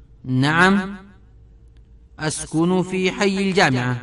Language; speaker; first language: Arabic; non-native, fluent; Pashto